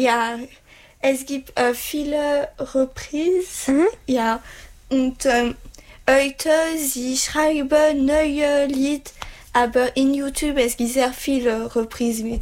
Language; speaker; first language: German; non-native, learner; French